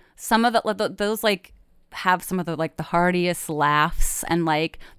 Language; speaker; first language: English; native; English